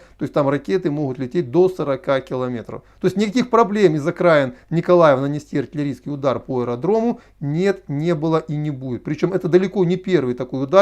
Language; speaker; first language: Russian; native; Russian